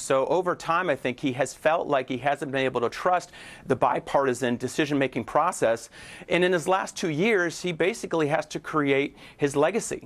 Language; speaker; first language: English; native; English